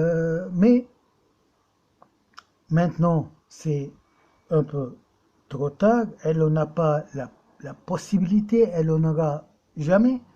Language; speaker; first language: French; non-native, local second language; Arabic